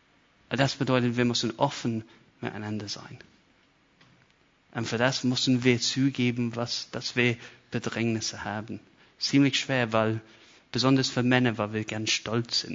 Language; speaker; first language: German; non-native, fluent; English